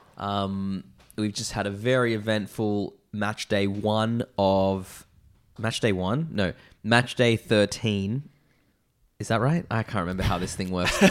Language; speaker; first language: English; native; English